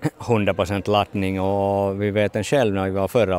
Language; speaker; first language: Swedish; non-native, fluent; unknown